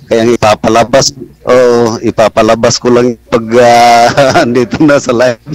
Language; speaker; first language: Filipino; non-native, local second language; Cebuano